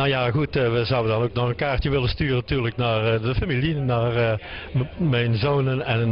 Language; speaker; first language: Dutch; native; Dutch